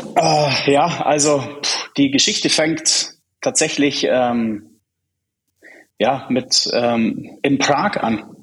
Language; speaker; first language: German; early bilingual, other home language; Czech